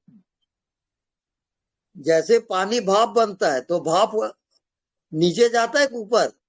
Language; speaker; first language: Hindi; native; Hindi